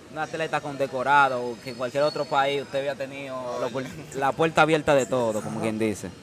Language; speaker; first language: Spanish; native; Spanish